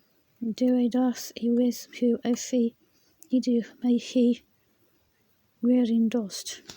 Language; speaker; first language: Welsh; non-native, learner; English